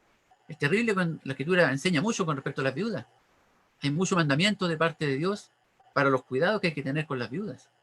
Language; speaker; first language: Spanish; native; Spanish